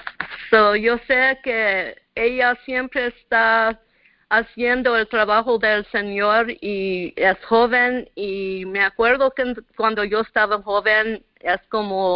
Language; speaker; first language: Spanish; early bilingual, heritage; Spanish